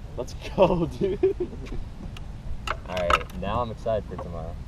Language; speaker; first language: English; native; English